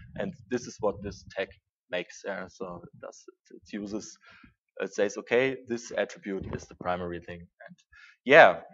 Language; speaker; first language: English; non-native, fluent; German